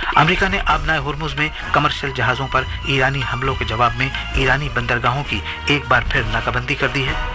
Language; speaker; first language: Urdu; native; Urdu